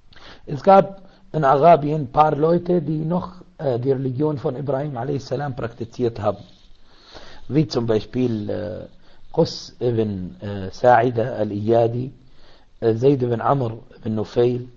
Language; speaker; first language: German; non-native, learner; Arabic